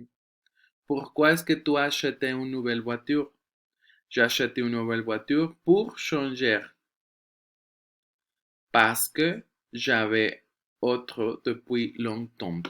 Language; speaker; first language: French; non-native, fluent; Spanish